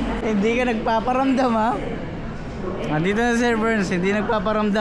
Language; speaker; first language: Filipino; native; Filipino